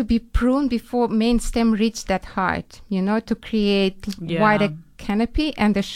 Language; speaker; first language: English; non-native, fluent; Ukrainian